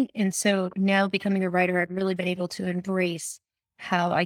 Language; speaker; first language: English; native; English